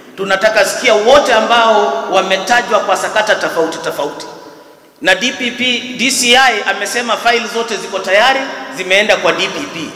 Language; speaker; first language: Swahili; native; Swahili